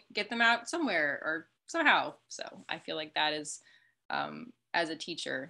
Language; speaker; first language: English; native; English